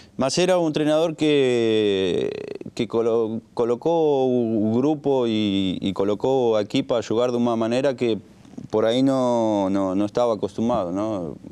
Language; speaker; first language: Spanish; native; Spanish